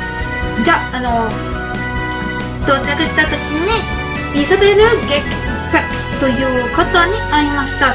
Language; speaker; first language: Japanese; non-native, learner; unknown